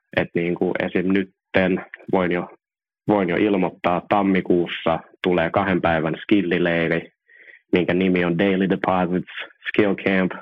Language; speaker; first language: Finnish; early bilingual, other home language; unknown